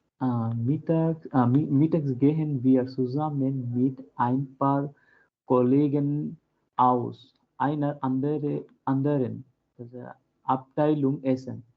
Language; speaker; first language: German; non-native, learner; Bangla